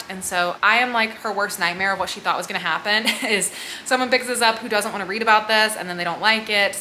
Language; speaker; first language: English; native; English